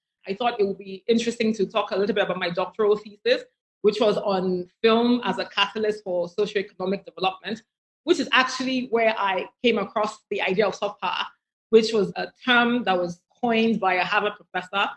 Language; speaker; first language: English; non-native, local second language; Igbo